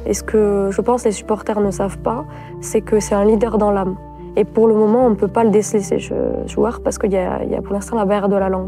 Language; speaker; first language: French; native; French